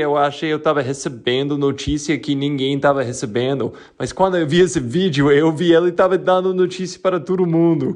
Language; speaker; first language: Portuguese; non-native, fluent; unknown